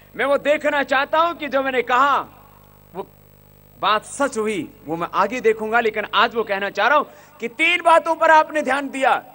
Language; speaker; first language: Hindi; native; Hindi